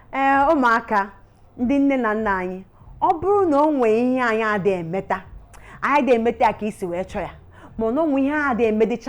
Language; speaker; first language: Igbo; native; Igbo